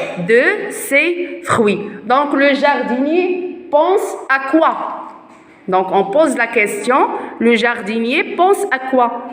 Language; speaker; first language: French; non-native, local second language; Arabic